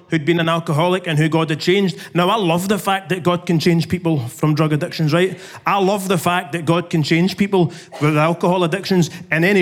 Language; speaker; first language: English; native; English